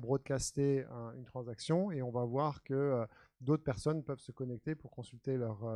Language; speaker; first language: French; native; French